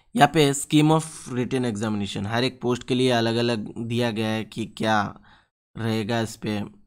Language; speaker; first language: Hindi; non-native, local second language; Bangla